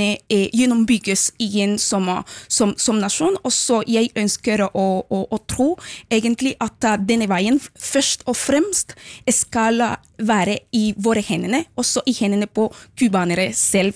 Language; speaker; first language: Norwegian; non-native, fluent; Spanish